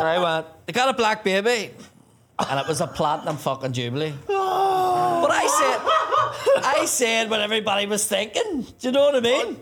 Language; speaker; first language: English; native; English